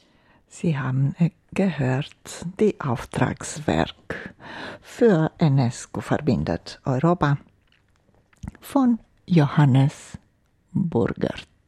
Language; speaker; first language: German; non-native, fluent; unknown